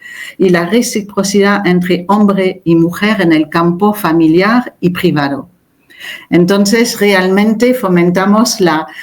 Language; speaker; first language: Spanish; non-native, fluent; French